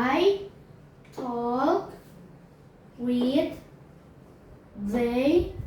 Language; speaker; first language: English; non-native, learner; Indonesian